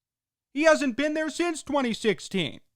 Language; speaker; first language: English; native; English